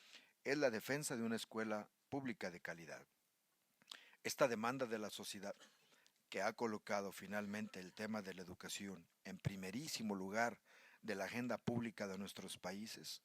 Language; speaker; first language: Spanish; native; Spanish